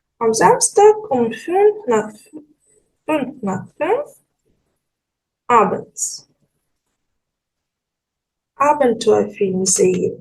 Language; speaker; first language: German; non-native, fluent; Ukrainian